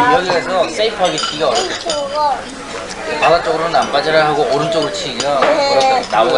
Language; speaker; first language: Korean; native; Korean